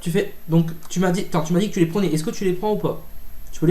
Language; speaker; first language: French; native; French